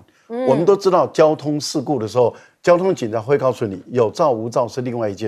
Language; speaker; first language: Chinese; native; Chinese